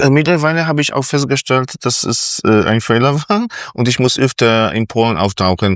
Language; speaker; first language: German; non-native, fluent; Polish